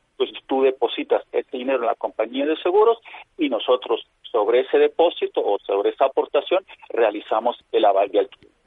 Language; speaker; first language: Spanish; non-native, fluent; German